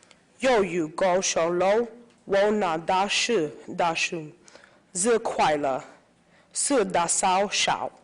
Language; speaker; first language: Chinese; non-native, learner; English